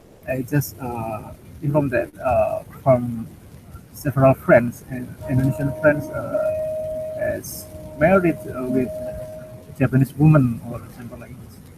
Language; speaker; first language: English; non-native, learner; Indonesian